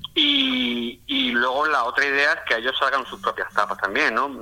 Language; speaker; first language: Spanish; native; Spanish